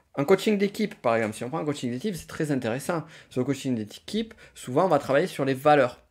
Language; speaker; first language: French; native; French